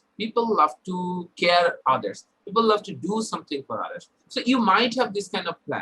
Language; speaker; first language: English; non-native, fluent; Bangla